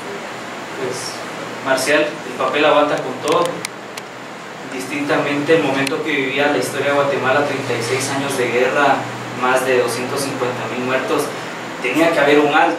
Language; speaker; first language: Spanish; native; Spanish